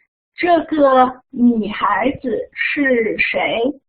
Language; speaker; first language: Chinese; non-native, fluent; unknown